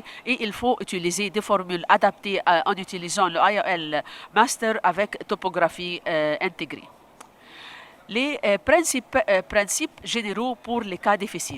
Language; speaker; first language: French; non-native, local second language; Arabic